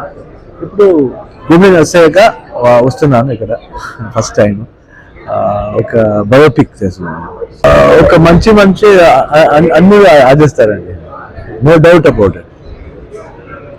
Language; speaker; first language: Telugu; non-native, learner; Kannada